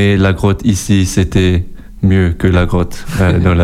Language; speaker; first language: French; non-native, local second language; German